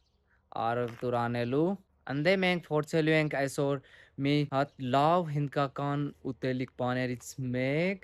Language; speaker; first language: Armenian; non-native, learner; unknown